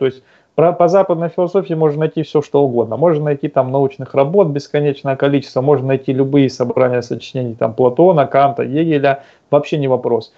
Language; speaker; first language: Russian; native; Russian